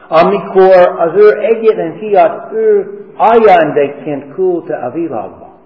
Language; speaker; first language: Hungarian; non-native, fluent; English